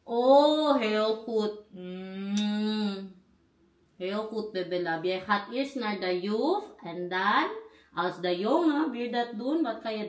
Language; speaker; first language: Dutch; non-native, learner; Filipino